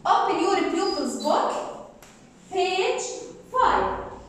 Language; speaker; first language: English; non-native, fluent; Arabic